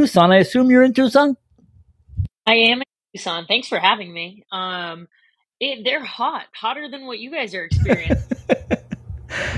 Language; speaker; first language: English; native; English